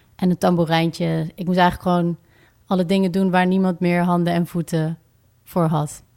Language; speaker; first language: Dutch; native; Dutch